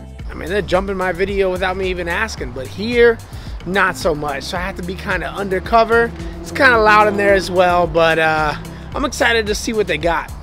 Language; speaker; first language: English; native; English